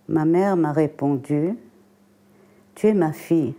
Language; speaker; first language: French; early bilingual, other home language; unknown